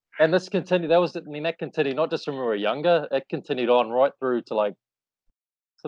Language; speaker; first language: English; native; English